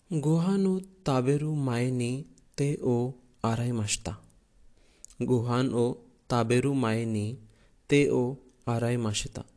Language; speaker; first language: Japanese; non-native, fluent; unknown